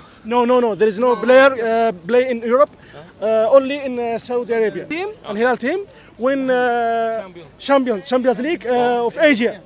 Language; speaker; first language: English; non-native, learner; Arabic